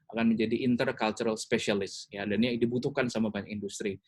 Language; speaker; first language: Indonesian; native; Indonesian